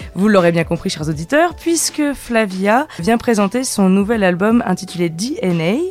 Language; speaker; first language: French; native; French